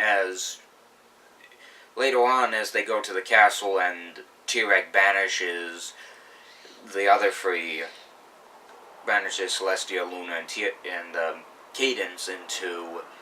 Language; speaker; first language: English; native; English